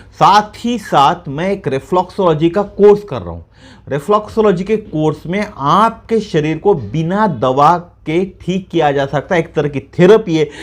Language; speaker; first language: Hindi; non-native, local second language; Marathi